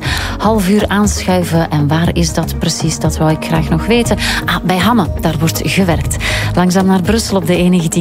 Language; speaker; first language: Dutch; native; Dutch